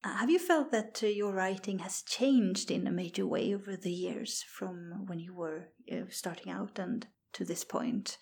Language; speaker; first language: English; non-native, fluent; Swedish